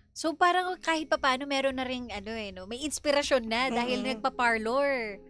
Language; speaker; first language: Filipino; native; Filipino